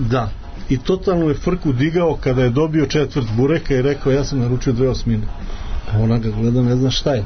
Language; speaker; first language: Serbian; native; Serbian